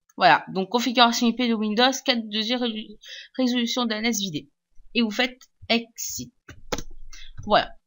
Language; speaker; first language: French; native; French